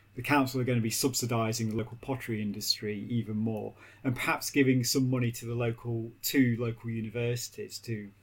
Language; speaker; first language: English; native; English